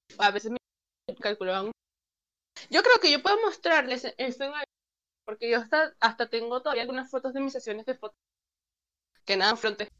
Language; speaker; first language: Spanish; native; Spanish